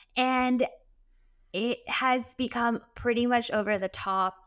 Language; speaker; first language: English; early bilingual, other home language; Arabic